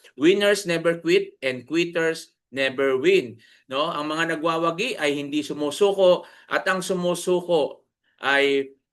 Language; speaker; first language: Filipino; native; Filipino